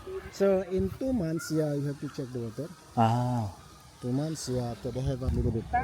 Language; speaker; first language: English; non-native, learner; Indonesian